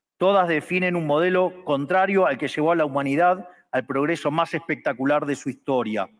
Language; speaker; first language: Spanish; native; Spanish